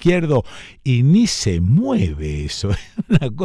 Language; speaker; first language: Spanish; native; Spanish